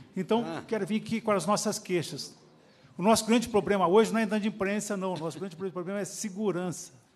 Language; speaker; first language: Portuguese; native; Portuguese